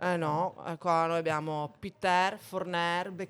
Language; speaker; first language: Italian; native; Italian